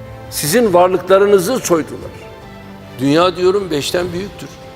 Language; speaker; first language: Turkish; native; Turkish